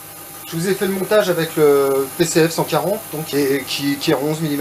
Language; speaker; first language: French; native; French